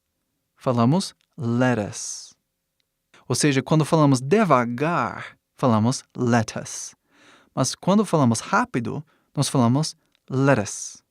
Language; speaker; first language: Portuguese; non-native, fluent; English